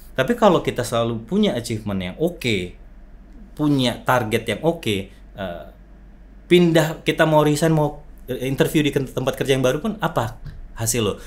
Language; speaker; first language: Indonesian; native; Indonesian